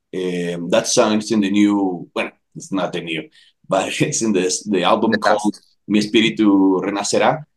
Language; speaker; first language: English; non-native, fluent; Spanish